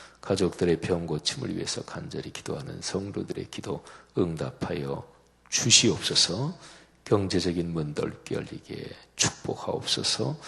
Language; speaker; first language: Korean; native; Korean